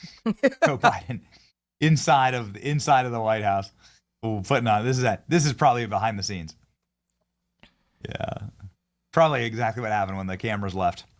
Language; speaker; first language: English; native; English